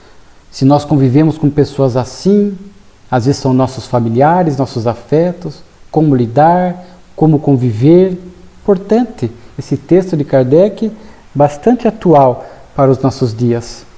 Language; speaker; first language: Portuguese; native; Portuguese